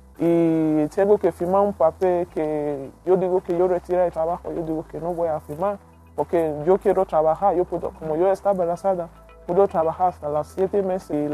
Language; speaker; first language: Spanish; non-native, learner; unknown